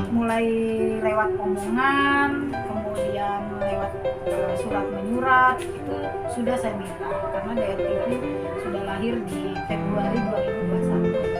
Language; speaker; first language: Indonesian; native; Indonesian